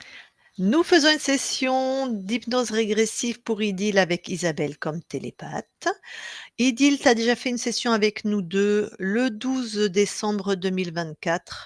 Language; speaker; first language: French; native; French